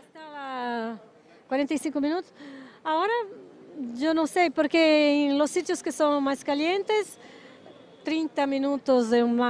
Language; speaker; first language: Spanish; non-native, learner; Portuguese